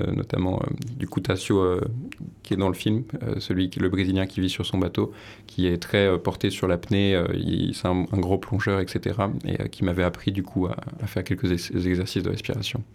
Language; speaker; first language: French; native; French